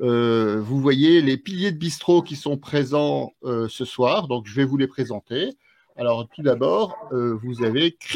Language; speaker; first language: French; native; French